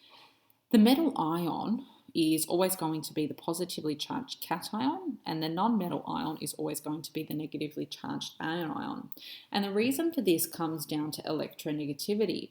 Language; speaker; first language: English; native; English